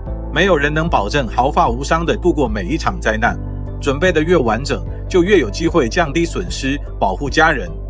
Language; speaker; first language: Chinese; native; Chinese